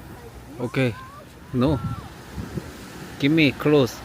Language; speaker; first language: English; non-native, learner; Korean